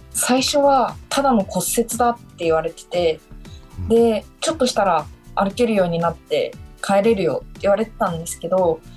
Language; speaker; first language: Japanese; native; Japanese